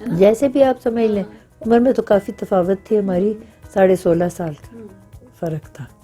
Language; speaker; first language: Urdu; non-native, local second language; Punjabi